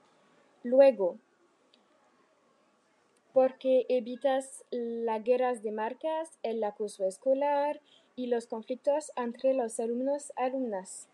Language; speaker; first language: Spanish; non-native, learner; French